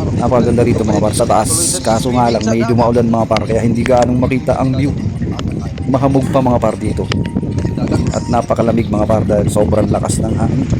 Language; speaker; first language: Filipino; native; Filipino